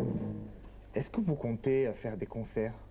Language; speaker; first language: French; native; French